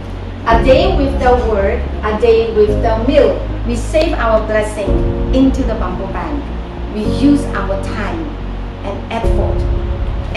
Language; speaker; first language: English; non-native, learner; Chinese